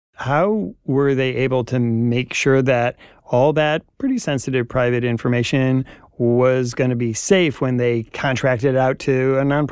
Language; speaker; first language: English; native; English